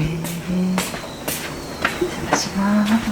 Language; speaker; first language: Japanese; native; Japanese